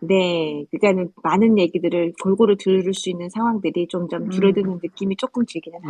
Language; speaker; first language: Korean; native; Korean